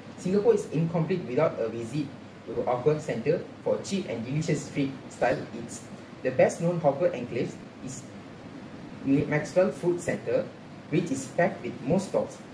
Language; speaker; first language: English; non-native, local second language; Tamil